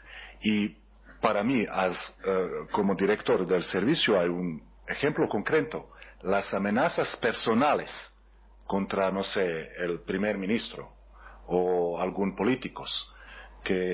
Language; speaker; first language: Spanish; non-native, learner; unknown